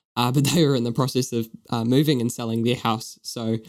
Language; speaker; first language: English; native; English